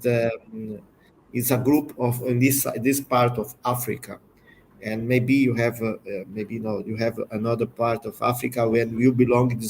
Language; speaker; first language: English; non-native, learner; Portuguese